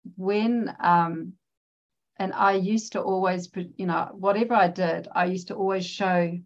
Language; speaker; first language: English; native; English